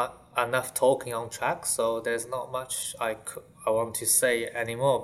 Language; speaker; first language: English; non-native, fluent; Chinese